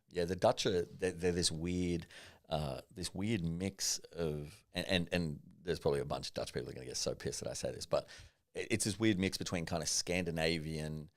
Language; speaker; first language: English; native; English